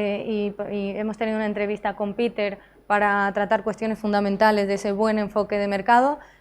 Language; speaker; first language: Spanish; native; Spanish